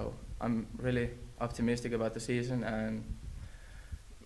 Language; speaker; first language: English; non-native, fluent; Finnish